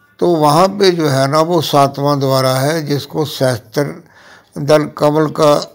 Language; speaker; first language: Hindi; non-native, local second language; Punjabi